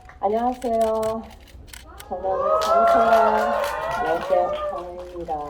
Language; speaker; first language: Korean; non-native, learner; Chinese